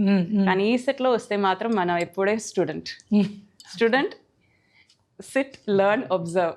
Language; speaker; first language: Telugu; non-native, fluent; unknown